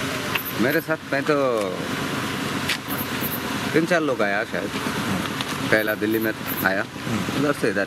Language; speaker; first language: Hindi; non-native, learner; Bangla